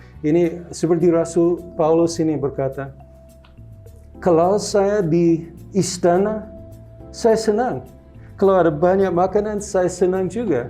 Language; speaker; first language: Indonesian; non-native, local second language; English